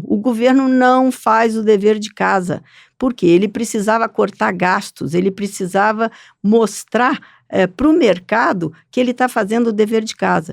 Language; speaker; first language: Portuguese; native; Portuguese